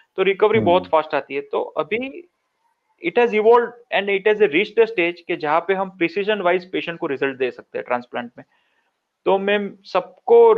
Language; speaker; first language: Hindi; non-native, local second language; Gujarati